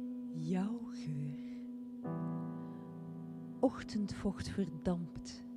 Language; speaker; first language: Dutch; native; Dutch